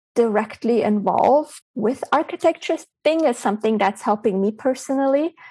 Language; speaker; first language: English; early bilingual, other home language; Bulgarian